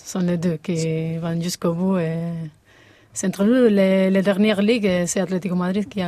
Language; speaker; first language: French; non-native, fluent; Spanish